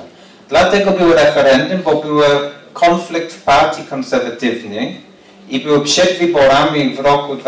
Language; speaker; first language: Polish; non-native, fluent; English